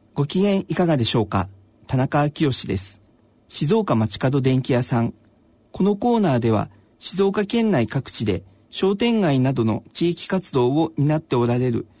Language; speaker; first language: Japanese; native; Japanese